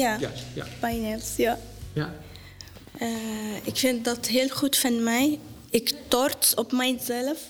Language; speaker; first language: Dutch; non-native, learner; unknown